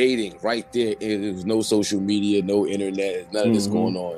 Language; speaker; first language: English; native; English